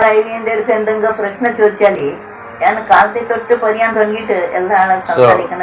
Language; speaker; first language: Malayalam; non-native, local second language; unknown